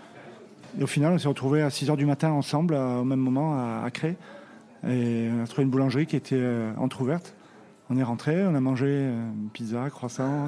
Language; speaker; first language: French; native; French